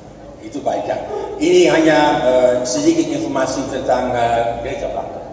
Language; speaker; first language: Indonesian; non-native, fluent; Dutch